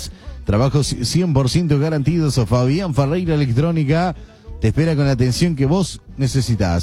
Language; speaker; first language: Spanish; native; Spanish